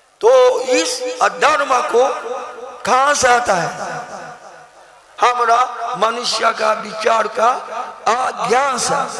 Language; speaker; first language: Hindi; non-native, learner; Japanese